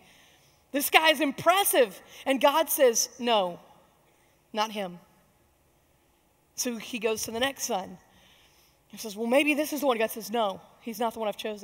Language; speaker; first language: English; native; English